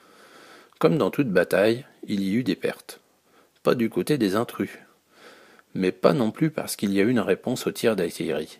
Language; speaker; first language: French; native; French